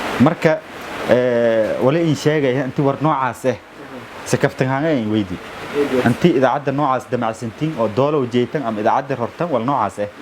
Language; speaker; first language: Somali; non-native, local second language; Maay